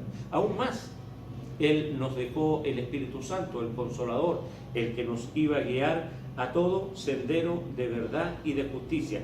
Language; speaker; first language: Spanish; native; Spanish